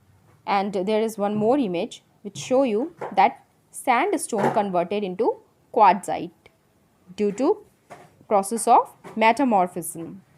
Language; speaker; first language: English; non-native, local second language; Hindi